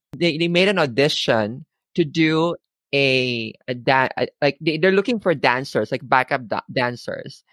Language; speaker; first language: English; non-native, local second language; Filipino